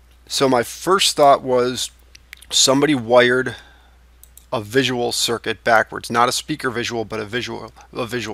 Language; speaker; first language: English; native; English